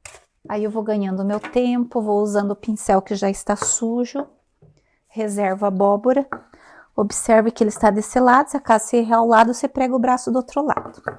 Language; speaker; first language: Portuguese; native; Portuguese